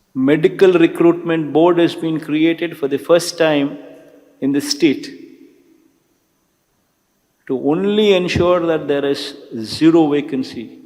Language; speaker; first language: English; non-native, local second language; Telugu